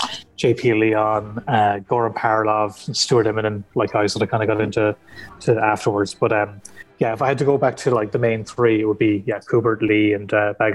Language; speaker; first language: English; native; English